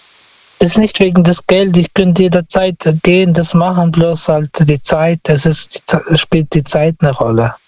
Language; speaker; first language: German; non-native, fluent; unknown